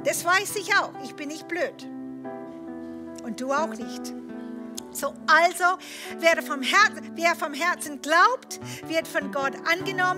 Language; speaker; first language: German; non-native, fluent; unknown